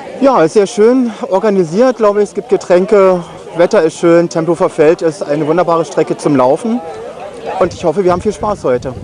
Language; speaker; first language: German; native; German